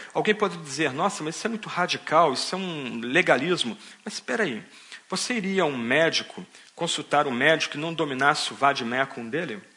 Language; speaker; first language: Portuguese; native; Portuguese